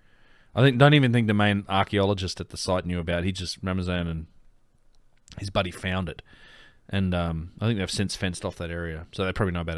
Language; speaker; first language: English; native; English